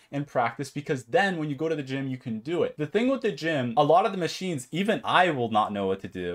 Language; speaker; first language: English; native; English